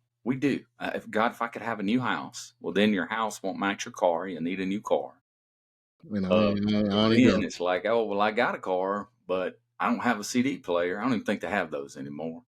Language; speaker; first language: English; native; English